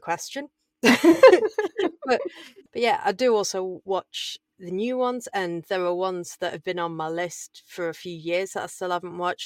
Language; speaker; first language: English; native; English